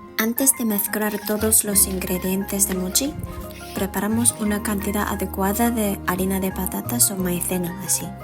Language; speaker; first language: Spanish; non-native, fluent; Japanese